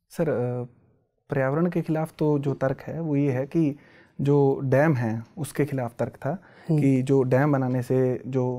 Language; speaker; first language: Hindi; native; Hindi